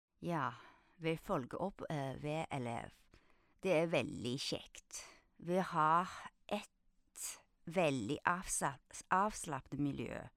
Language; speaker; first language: Norwegian; non-native, fluent; Chinese